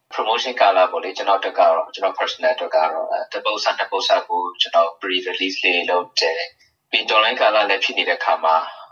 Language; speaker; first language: Burmese; non-native, local second language; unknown